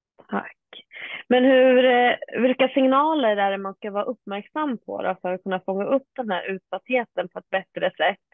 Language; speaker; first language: Swedish; native; Swedish